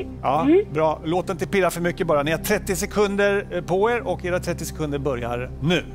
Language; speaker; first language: Swedish; native; Swedish